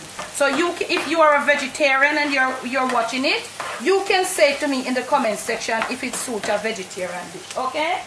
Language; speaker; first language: English; native; English